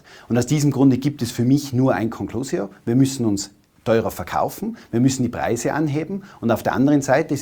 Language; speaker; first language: German; native; German